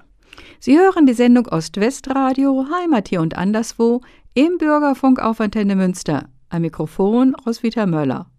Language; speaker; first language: German; native; German